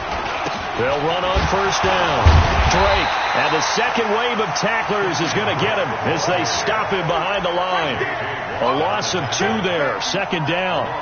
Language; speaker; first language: English; native; English